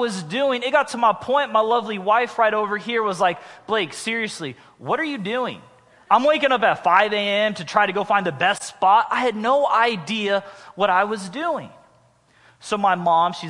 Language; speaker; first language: English; native; English